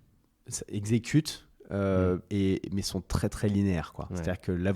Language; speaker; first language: French; native; French